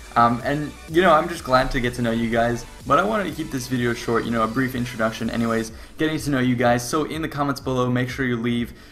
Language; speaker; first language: English; native; English